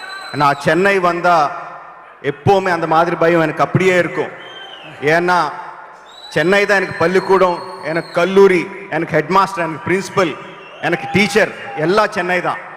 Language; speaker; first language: Tamil; non-native, local second language; Telugu